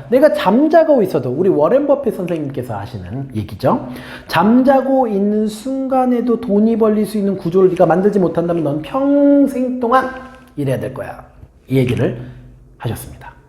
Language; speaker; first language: Korean; native; Korean